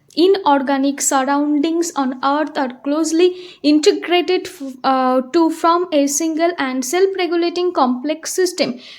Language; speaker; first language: English; non-native, local second language; Bangla